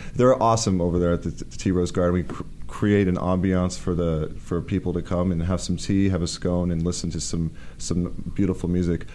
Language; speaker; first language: English; native; English